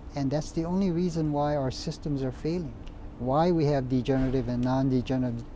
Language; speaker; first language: English; native; English